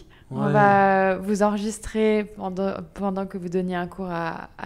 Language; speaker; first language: French; native; French